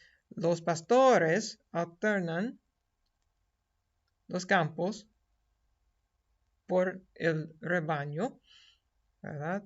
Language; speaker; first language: Spanish; non-native, fluent; English